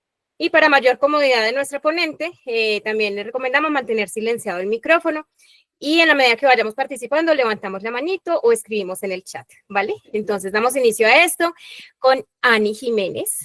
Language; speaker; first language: Spanish; native; Spanish